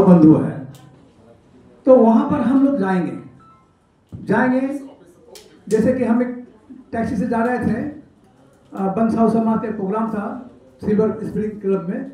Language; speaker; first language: Hindi; native; Hindi